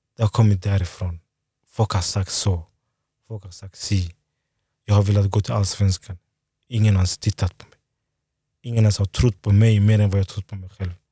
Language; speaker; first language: Swedish; early bilingual, other home language; Lingala